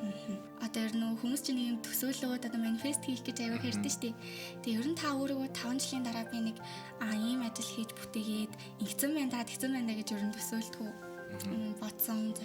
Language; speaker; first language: Mongolian; native; Mongolian